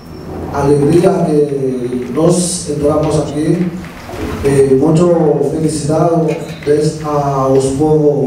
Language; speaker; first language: Portuguese; non-native, learner; Haitian Creole